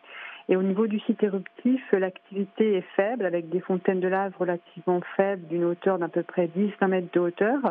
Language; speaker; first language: French; native; French